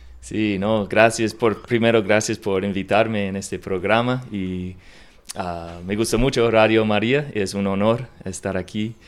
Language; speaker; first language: Spanish; non-native, learner; English